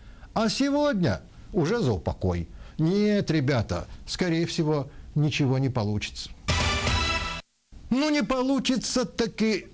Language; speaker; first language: Russian; native; Russian